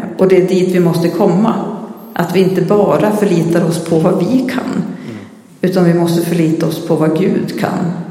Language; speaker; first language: Swedish; native; Swedish